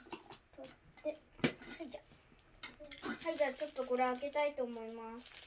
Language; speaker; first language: Japanese; early bilingual, other home language; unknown